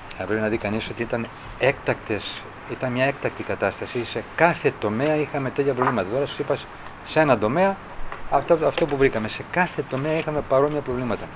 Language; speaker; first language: Greek; native; Greek